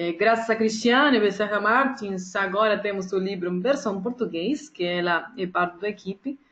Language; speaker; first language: Portuguese; non-native, fluent; Spanish